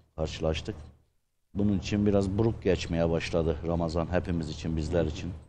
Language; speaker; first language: Turkish; native; Turkish